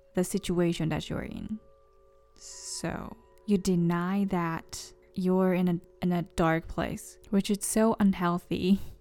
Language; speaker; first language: English; non-native, fluent; Japanese